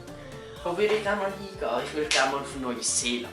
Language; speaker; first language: German; native; German